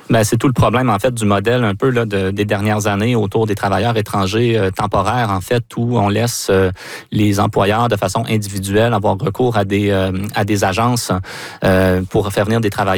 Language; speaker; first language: French; native; French